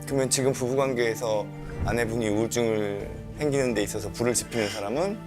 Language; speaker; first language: Korean; native; Korean